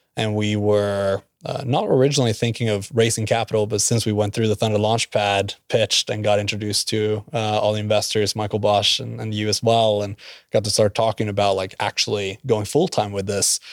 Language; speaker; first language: English; non-native, fluent; Norwegian